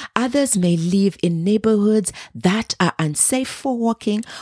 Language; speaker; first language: English; non-native, local second language; Shona